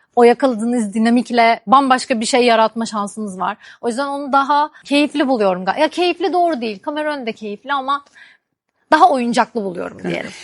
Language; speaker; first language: Turkish; native; Turkish